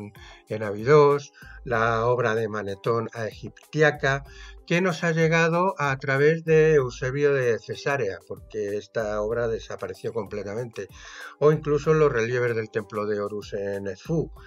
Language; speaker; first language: Spanish; native; Spanish